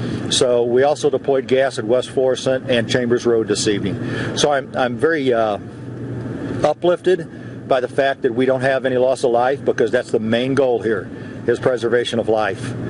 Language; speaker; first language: English; native; English